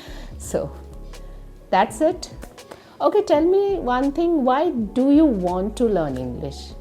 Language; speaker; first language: English; non-native, learner; Hindi